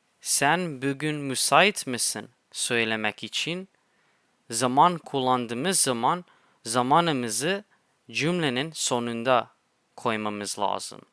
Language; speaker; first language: Turkish; non-native, fluent; English